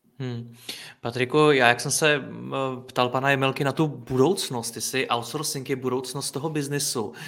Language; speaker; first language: Czech; native; Czech